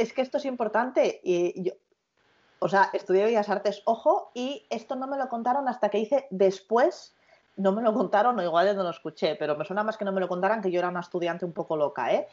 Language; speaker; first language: Spanish; native; Spanish